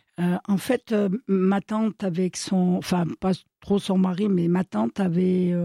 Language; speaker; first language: French; early bilingual, other home language; Italian